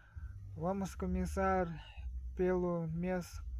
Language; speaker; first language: Portuguese; non-native, fluent; Russian